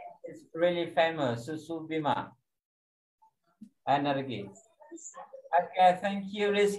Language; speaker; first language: English; non-native, fluent; Indonesian